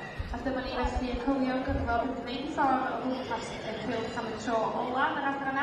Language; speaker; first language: Welsh; native; Welsh